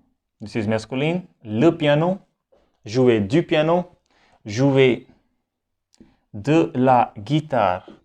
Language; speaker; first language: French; non-native, fluent; Hindi